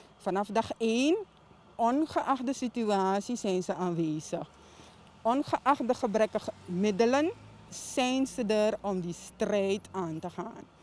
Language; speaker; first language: Dutch; native; Dutch